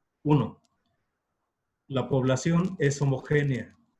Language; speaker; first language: Spanish; native; Spanish